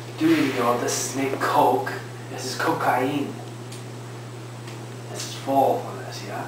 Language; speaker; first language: German; non-native, learner; English